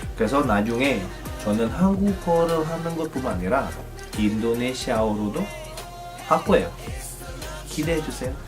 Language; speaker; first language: Korean; non-native, fluent; Indonesian